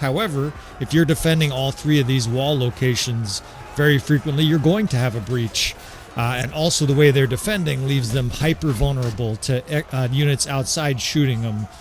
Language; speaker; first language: English; native; English